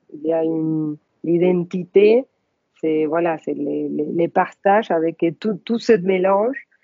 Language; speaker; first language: French; non-native, fluent; Spanish